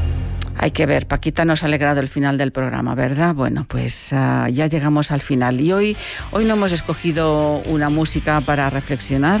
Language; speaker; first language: Spanish; native; Spanish